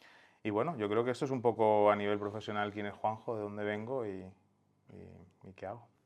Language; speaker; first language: Spanish; native; Spanish